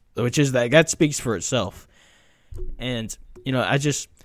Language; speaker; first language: English; native; English